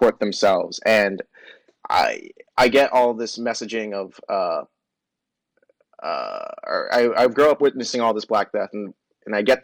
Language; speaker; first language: English; native; English